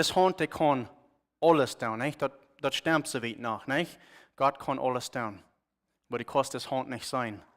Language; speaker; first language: German; non-native, learner; Plautdietsch